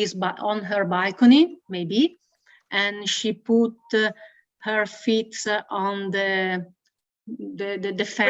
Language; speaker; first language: English; non-native, learner; Italian